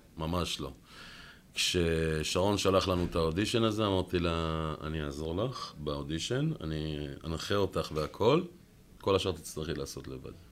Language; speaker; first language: Hebrew; native; Hebrew